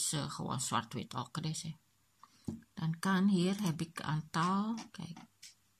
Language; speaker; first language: Dutch; non-native, local second language; Indonesian